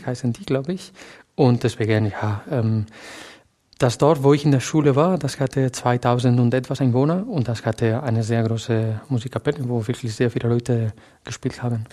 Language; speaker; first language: German; non-native, fluent; Catalan